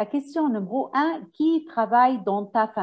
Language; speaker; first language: French; non-native, fluent; Arabic